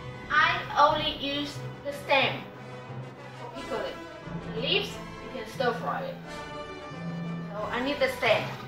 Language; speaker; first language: English; non-native, fluent; Vietnamese